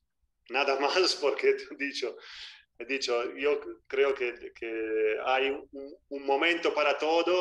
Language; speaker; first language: Spanish; non-native, fluent; Italian